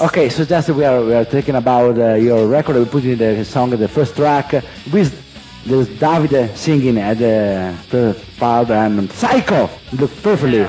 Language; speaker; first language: English; non-native, learner; Italian